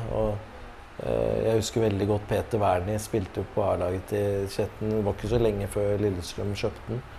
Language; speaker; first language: Norwegian; early bilingual, other home language; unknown